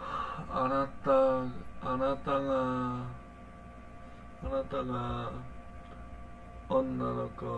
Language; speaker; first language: Japanese; non-native, learner; English